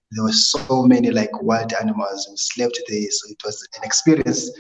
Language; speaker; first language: English; non-native, local second language; North Ndebele